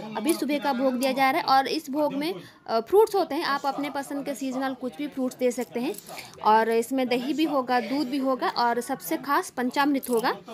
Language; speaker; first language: Hindi; non-native, local second language; Bangla